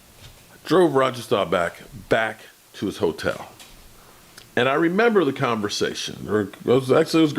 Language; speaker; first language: English; native; English